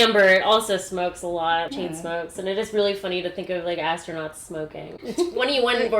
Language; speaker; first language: English; native; English